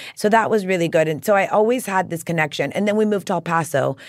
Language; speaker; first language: English; native; English